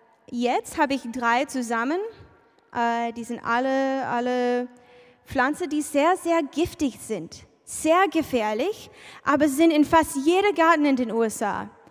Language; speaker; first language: German; non-native, learner; English